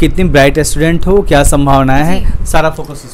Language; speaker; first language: Hindi; native; Hindi